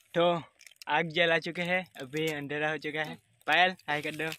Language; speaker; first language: Hindi; non-native, local second language; Gujarati